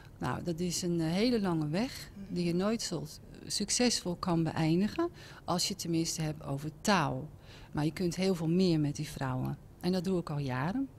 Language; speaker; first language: Dutch; native; Dutch